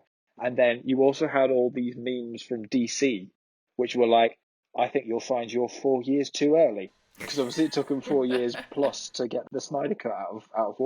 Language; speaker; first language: English; native; English